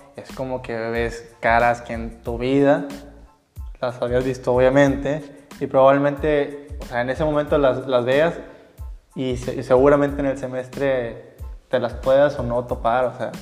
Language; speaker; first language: Spanish; native; Spanish